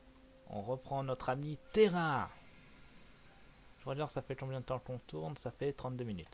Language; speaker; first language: French; native; French